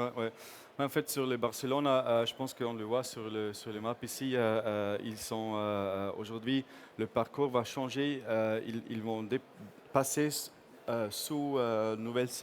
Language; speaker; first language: French; non-native, fluent; English